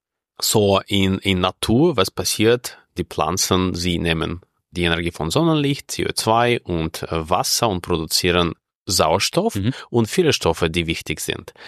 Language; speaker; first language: German; non-native, fluent; Russian